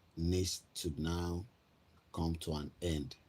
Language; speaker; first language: English; non-native, local second language; Yoruba